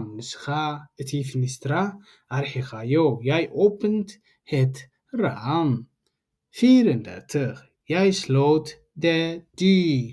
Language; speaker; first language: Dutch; non-native, learner; Tigrinya